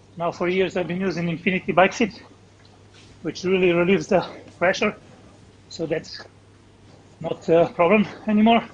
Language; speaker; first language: English; non-native, fluent; Slovenian